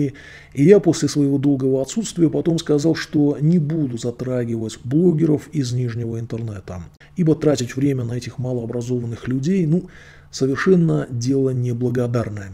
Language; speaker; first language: Russian; native; Russian